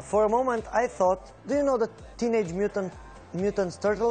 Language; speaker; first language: English; non-native, fluent; Romanian